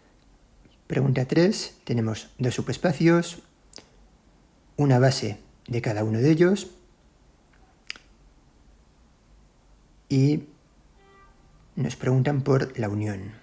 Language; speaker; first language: Spanish; native; Spanish